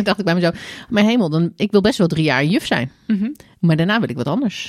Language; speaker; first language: Dutch; native; Dutch